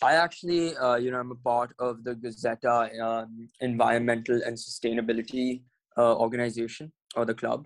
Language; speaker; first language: English; non-native, local second language; Hindi